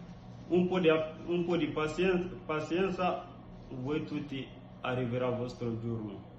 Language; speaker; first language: Italian; non-native, learner; Bambara